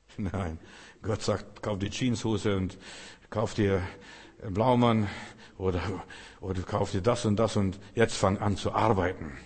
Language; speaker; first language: German; early bilingual, other home language; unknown